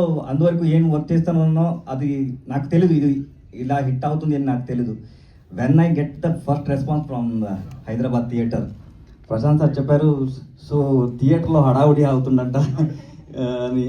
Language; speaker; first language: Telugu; non-native, learner; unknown